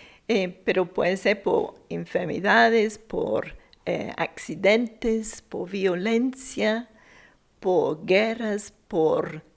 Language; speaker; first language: Spanish; non-native, fluent; English